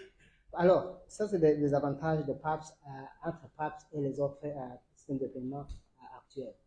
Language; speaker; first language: French; non-native, learner; Arabic